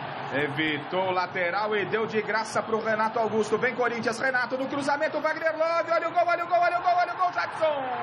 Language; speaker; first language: Portuguese; native; Portuguese